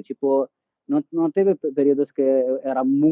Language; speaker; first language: Portuguese; non-native, fluent; Italian